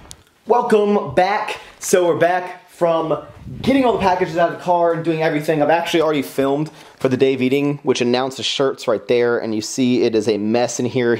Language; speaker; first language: English; native; English